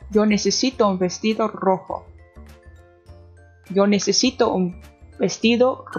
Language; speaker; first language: Spanish; non-native, learner; English